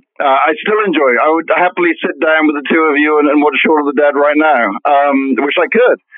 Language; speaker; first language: English; native; English